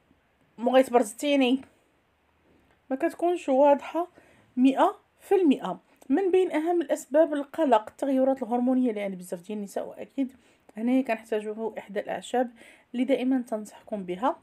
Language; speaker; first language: Arabic; native; Arabic